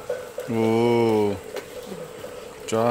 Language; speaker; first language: Korean; native; Korean